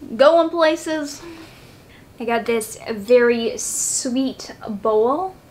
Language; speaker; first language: English; native; English